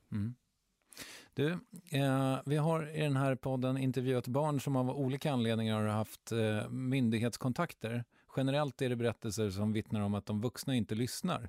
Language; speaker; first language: Swedish; native; Swedish